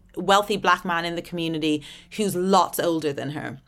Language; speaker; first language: English; native; English